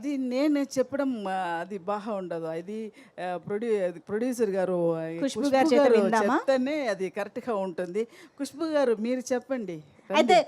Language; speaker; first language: Telugu; non-native, learner; Tamil